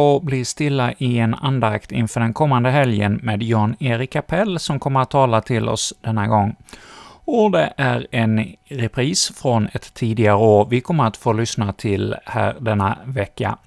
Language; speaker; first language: Swedish; native; Swedish